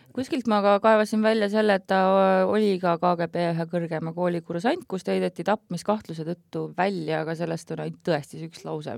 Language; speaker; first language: Estonian; native; Estonian